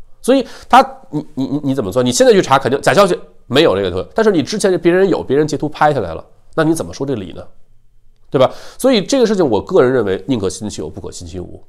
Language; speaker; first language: Chinese; native; Chinese